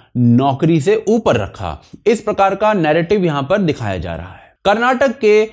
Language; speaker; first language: Hindi; native; Hindi